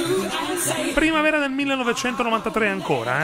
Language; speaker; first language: Italian; native; Italian